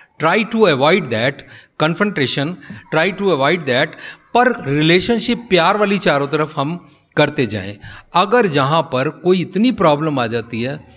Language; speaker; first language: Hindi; non-native, local second language; Punjabi